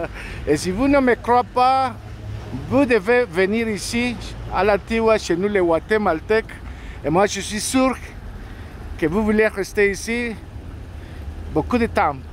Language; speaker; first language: French; non-native, learner; Spanish